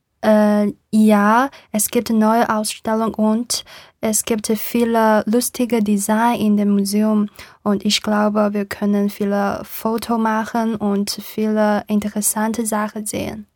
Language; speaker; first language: German; non-native, learner; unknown